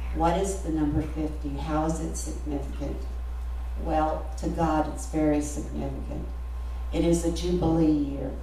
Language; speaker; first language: English; native; English